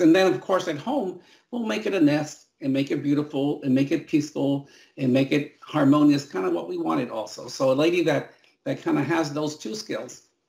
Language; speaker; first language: English; early bilingual, other home language; Spanish